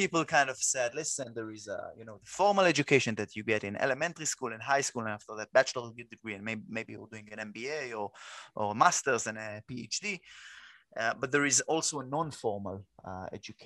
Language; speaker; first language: English; non-native, fluent; Hebrew